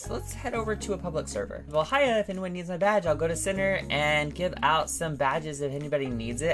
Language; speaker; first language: English; native; English